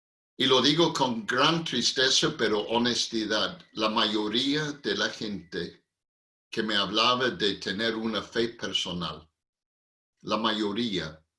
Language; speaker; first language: Spanish; non-native, fluent; English